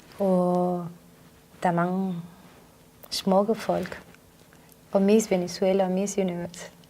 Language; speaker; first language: Danish; non-native, fluent; Spanish